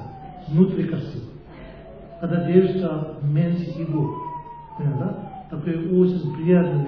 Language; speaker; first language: Russian; non-native, learner; Tibetan